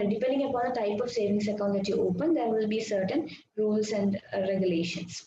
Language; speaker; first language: English; non-native, local second language; Malayalam